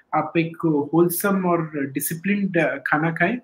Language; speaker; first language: Hindi; non-native, local second language; Odia